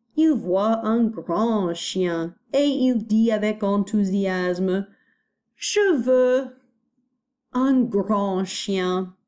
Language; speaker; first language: French; non-native, fluent; English